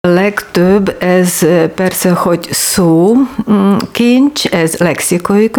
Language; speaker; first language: Hungarian; non-native, learner; Ukrainian